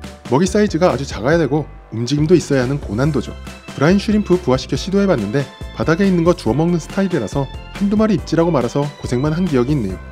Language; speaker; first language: Korean; native; Korean